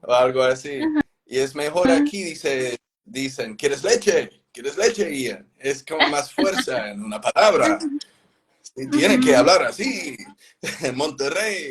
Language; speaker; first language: Spanish; non-native, fluent; English